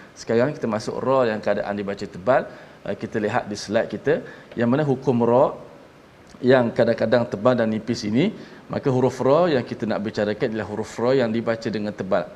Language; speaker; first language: Malay; native; Malay